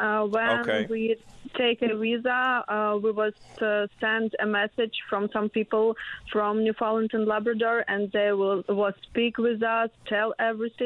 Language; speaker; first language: English; non-native, learner; Ukrainian